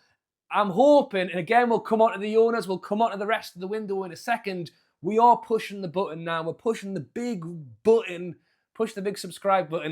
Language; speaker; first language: English; native; English